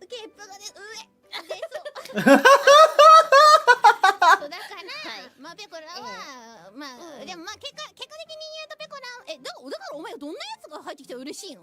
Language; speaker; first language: Japanese; native; Japanese